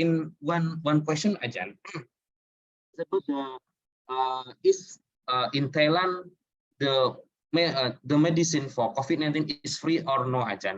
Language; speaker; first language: English; non-native, learner; Indonesian